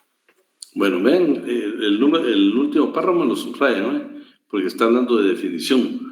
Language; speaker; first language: Spanish; native; Spanish